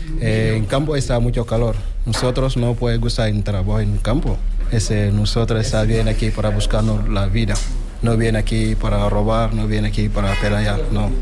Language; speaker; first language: Spanish; non-native, learner; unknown